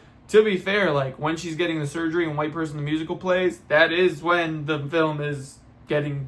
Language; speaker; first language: English; native; English